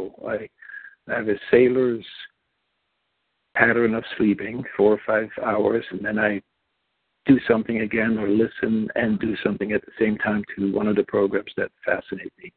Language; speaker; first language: English; non-native, fluent; Dutch